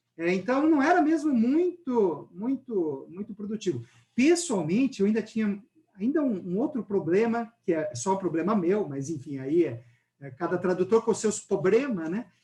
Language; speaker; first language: Portuguese; native; Portuguese